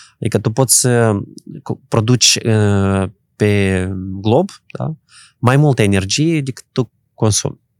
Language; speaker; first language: Romanian; native; Romanian